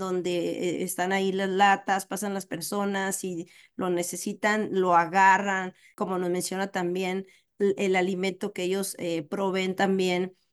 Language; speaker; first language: Spanish; native; Spanish